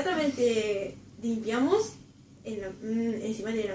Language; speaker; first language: Spanish; non-native, learner; Japanese